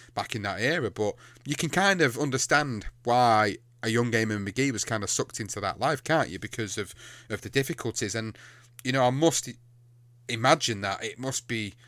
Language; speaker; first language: English; native; English